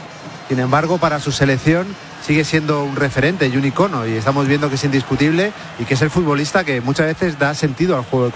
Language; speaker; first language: Spanish; native; Spanish